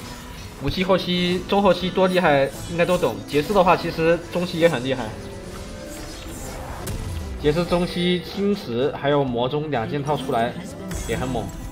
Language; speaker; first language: Chinese; native; Chinese